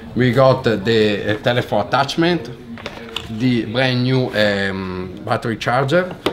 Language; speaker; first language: English; non-native, fluent; Italian